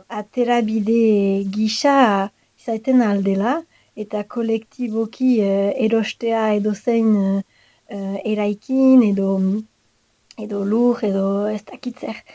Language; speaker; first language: Basque; non-native, local second language; French